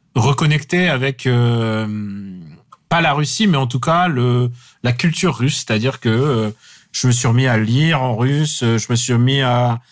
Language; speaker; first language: French; non-native, fluent; Russian